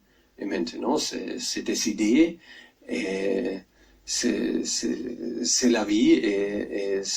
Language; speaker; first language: French; non-native, learner; German